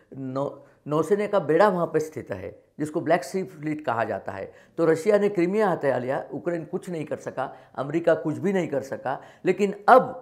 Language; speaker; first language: Hindi; non-native, local second language; Marathi